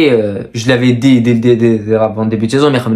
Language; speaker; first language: French; non-native, local second language; Kabyle